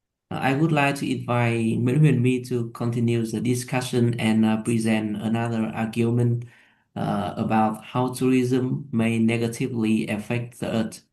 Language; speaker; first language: English; non-native, learner; Vietnamese